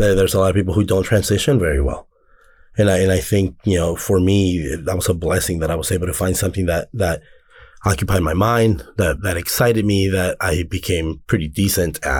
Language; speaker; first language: English; native; English